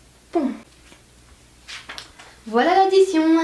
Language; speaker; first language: French; native; French